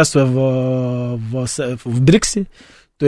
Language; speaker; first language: Russian; non-native, fluent; Fon